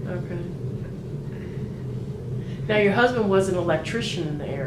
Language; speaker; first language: English; native; English